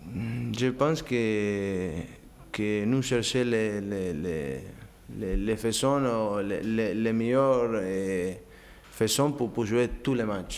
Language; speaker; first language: French; non-native, learner; Spanish